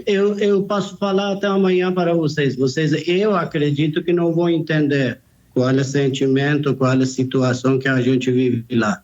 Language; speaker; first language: Portuguese; non-native, fluent; Persian